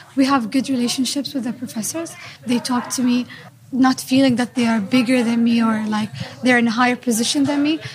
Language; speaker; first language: English; non-native, fluent; Arabic